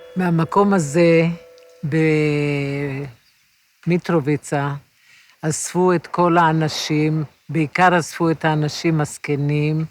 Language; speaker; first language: Hebrew; early bilingual, other home language; Romany